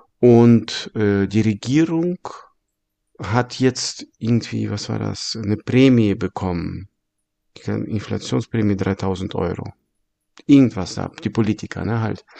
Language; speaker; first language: German; early bilingual, other home language; Russian